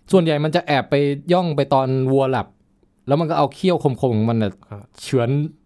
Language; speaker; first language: Thai; native; Thai